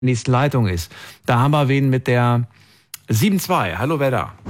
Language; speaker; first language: German; native; German